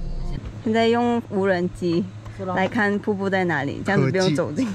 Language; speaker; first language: Chinese; native; Chinese